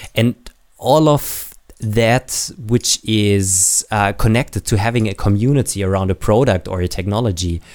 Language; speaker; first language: English; non-native, fluent; German